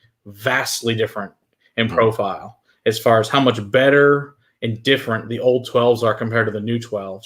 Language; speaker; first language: English; native; English